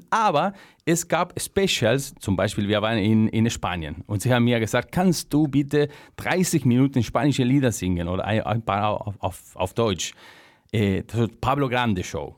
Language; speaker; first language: German; non-native, fluent; Spanish